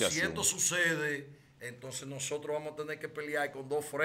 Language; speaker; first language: Spanish; native; Spanish